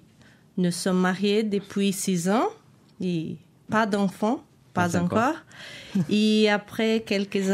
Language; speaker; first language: French; non-native, learner; Portuguese